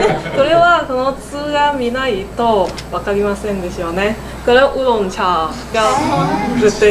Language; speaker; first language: Japanese; non-native, learner; Cantonese